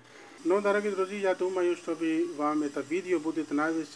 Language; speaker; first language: Russian; non-native, learner; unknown